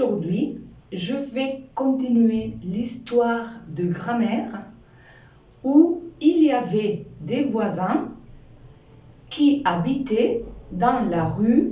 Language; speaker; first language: French; non-native, fluent; Spanish